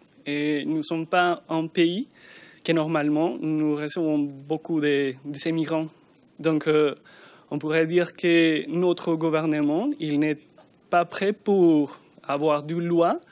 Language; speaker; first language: French; non-native, learner; Spanish